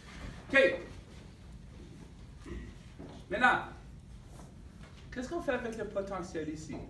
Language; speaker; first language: French; native; French